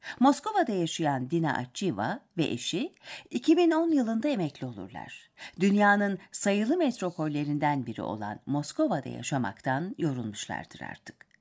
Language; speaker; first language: Turkish; native; Turkish